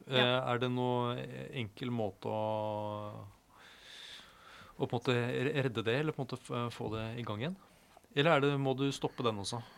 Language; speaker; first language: Norwegian; native; Norwegian